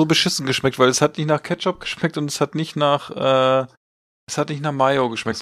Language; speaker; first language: German; native; German